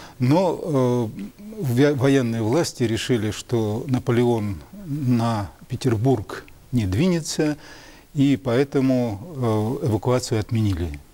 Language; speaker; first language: Russian; native; Russian